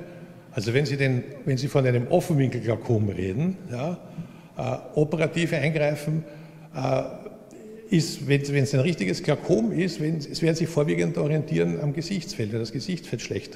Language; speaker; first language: German; native; German